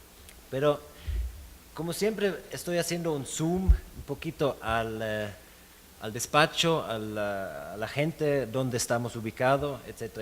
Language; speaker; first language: Spanish; non-native, fluent; German